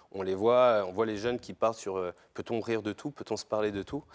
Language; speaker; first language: French; native; French